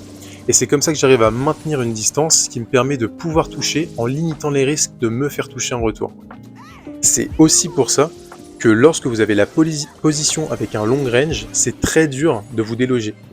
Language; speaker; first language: French; native; French